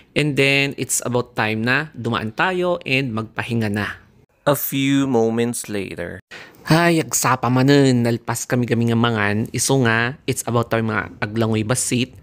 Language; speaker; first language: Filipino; non-native, local second language; Iloko